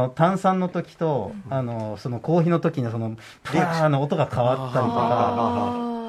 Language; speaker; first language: Japanese; non-native, fluent; Dutch